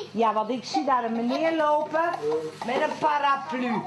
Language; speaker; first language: Dutch; native; Dutch